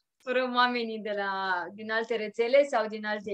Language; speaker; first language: Romanian; native; Romanian